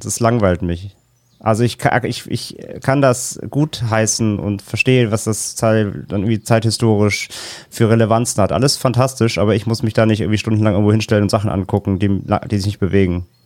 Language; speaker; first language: German; native; German